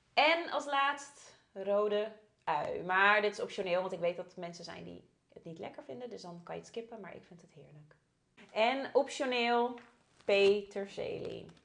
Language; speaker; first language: Dutch; early bilingual, other home language; Portuguese